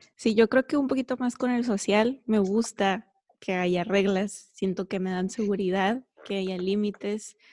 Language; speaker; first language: Spanish; early bilingual, heritage; Spanish